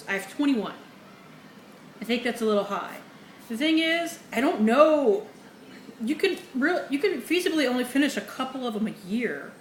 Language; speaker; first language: English; native; English